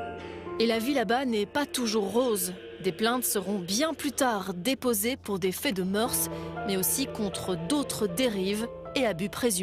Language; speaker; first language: French; native; French